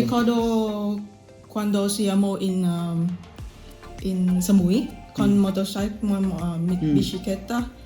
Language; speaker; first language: Italian; non-native, learner; Thai